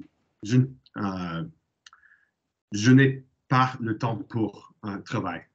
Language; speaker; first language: French; non-native, learner; English